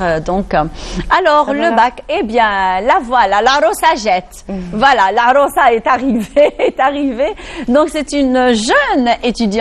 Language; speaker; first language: French; non-native, local second language; Arabic